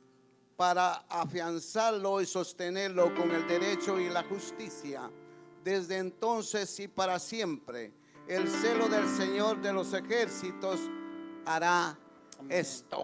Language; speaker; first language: Spanish; native; Spanish